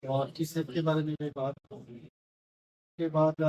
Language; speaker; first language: Hindi; non-native, local second language; Bangla